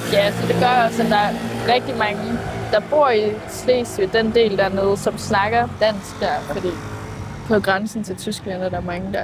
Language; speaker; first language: Danish; native; Danish